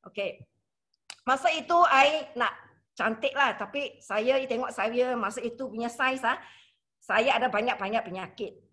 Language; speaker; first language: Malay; non-native, local second language; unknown